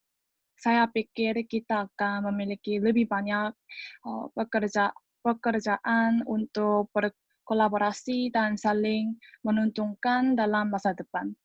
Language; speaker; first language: Indonesian; non-native, learner; Korean